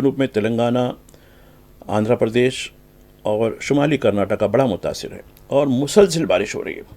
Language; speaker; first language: Urdu; native; Urdu